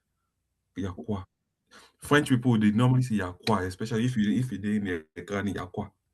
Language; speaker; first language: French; non-native, learner; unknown